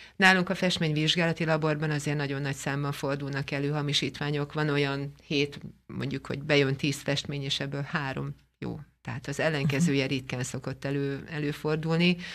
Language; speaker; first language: Hungarian; native; Hungarian